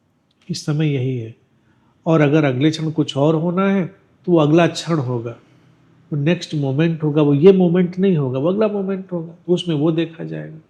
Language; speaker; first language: Hindi; native; Hindi